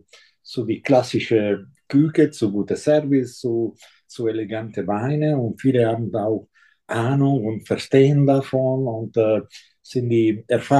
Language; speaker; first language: German; non-native, fluent; Italian